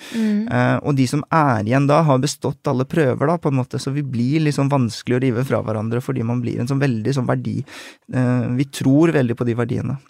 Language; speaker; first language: Norwegian; early bilingual, other home language; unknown